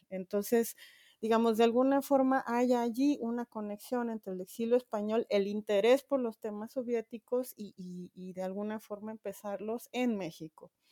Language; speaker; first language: Spanish; native; Spanish